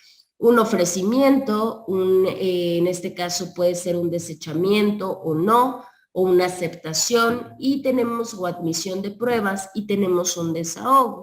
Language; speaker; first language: Spanish; native; Spanish